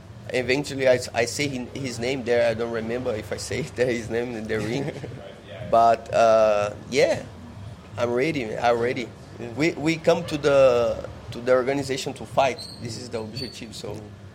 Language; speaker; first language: English; non-native, learner; Portuguese